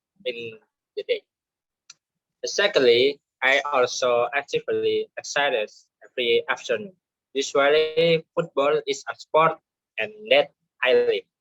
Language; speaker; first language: English; non-native, learner; Indonesian